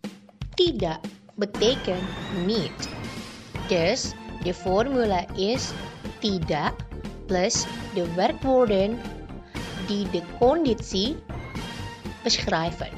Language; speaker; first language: Dutch; non-native, learner; Indonesian